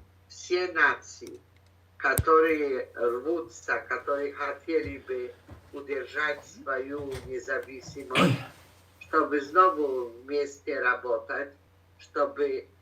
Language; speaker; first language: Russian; non-native, learner; Polish